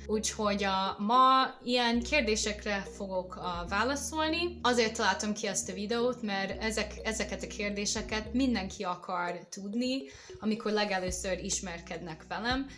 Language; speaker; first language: Hungarian; non-native, fluent; English